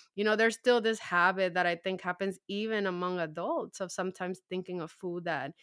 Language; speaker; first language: English; native; English